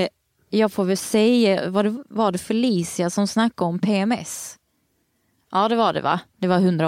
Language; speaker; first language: Swedish; native; Swedish